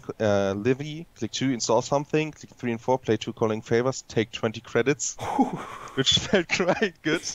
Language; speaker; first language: English; non-native, fluent; German